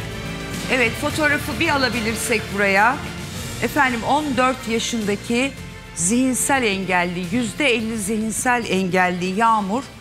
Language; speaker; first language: Turkish; native; Turkish